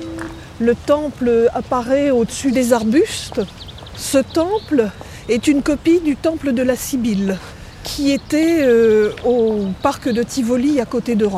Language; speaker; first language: French; native; French